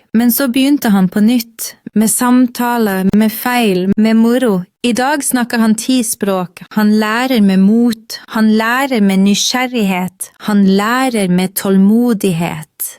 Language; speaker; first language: Norwegian; non-native, fluent; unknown